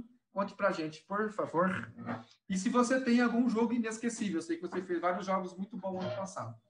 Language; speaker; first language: Portuguese; native; Portuguese